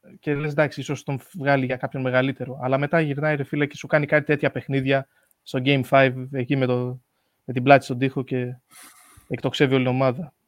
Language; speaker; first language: Greek; early bilingual, heritage; Greek